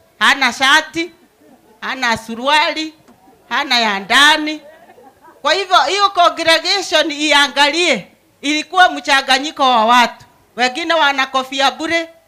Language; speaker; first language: Swahili; non-native, local second language; Kikuyu